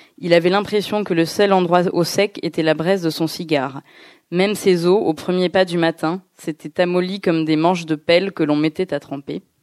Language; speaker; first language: French; native; French